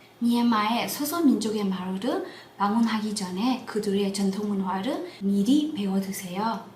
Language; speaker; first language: Korean; non-native, fluent; Burmese